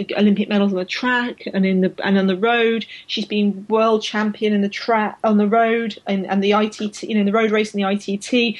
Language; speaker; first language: English; native; English